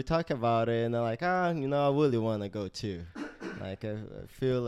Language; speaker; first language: English; non-native, learner; Portuguese